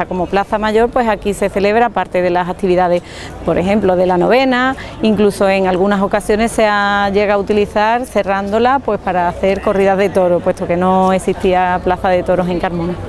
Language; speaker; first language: Spanish; native; Spanish